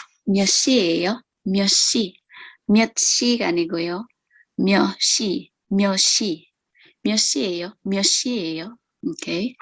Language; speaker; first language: Korean; non-native, local second language; Filipino